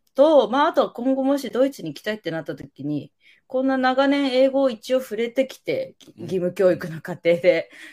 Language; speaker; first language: Japanese; native; Japanese